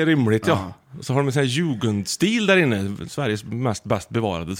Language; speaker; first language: Swedish; native; Swedish